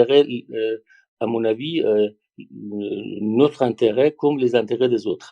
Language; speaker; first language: French; non-native, learner; Persian